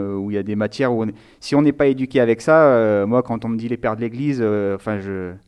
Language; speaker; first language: French; native; French